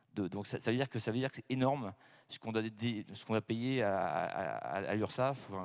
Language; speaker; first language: French; native; French